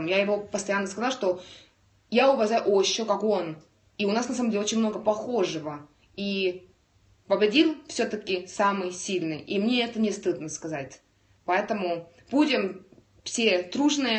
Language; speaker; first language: Russian; non-native, learner; Estonian